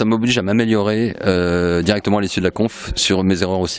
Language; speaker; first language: French; native; French